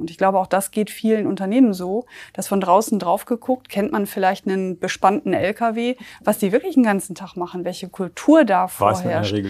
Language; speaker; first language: German; native; German